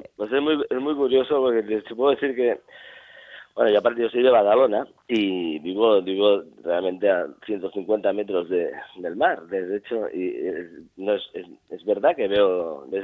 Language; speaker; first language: Spanish; native; Spanish